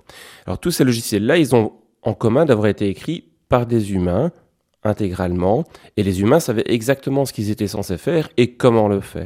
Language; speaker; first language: French; native; French